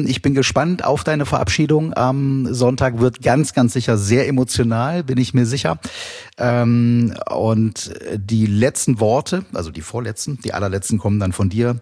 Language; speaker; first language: German; native; German